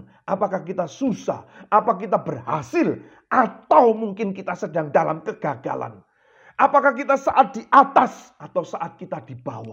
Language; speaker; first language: Indonesian; native; Indonesian